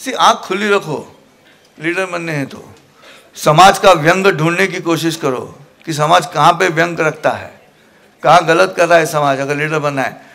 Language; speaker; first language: Hindi; non-native, local second language; Marathi